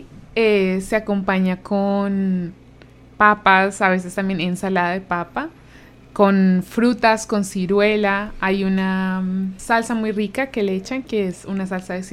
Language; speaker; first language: Spanish; native; Spanish